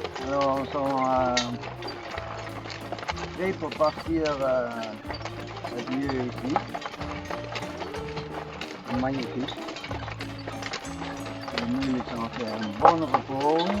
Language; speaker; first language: French; non-native, learner; English